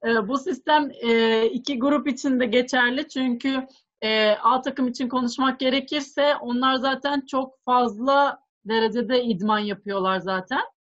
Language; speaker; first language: Turkish; native; Turkish